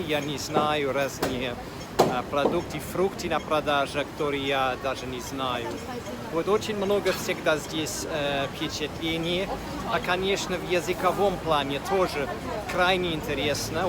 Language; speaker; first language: Russian; non-native, fluent; English